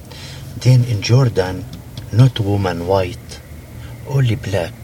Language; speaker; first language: English; non-native, learner; Arabic